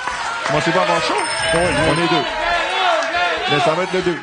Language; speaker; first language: French; native; French